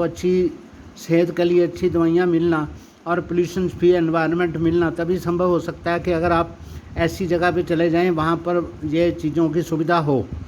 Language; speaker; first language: Hindi; non-native, local second language; Punjabi